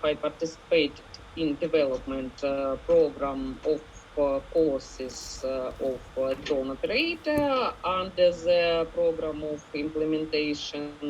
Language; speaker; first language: English; non-native, learner; Ukrainian